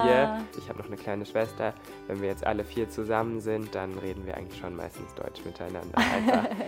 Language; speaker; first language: German; native; German